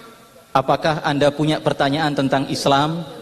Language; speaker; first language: Indonesian; native; Indonesian